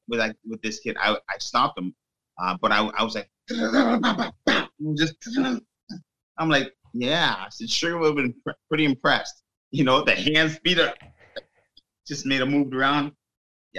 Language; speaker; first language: English; native; English